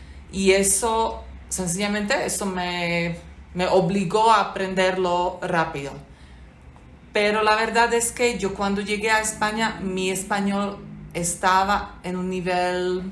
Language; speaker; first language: Spanish; non-native, fluent; Slovak